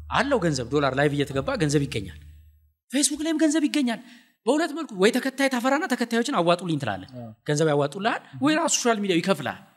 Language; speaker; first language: Amharic; native; Amharic